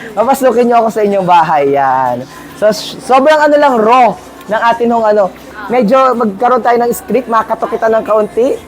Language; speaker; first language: Filipino; native; Filipino